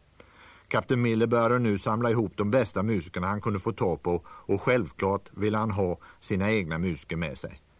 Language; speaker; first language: Swedish; native; Swedish